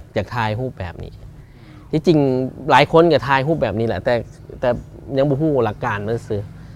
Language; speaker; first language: Lao; early bilingual, heritage; Lao